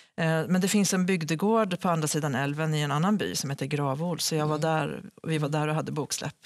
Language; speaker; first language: Swedish; native; Swedish